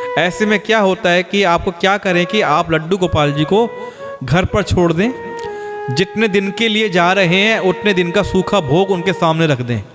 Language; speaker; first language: Hindi; native; Hindi